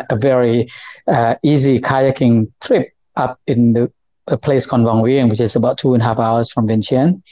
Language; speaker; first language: English; non-native, learner; Lao